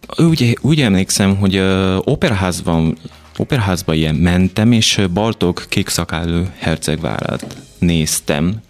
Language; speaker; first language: Hungarian; non-native, learner; Japanese